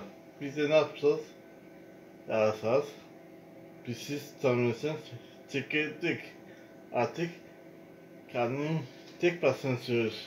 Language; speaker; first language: Turkish; non-native, learner; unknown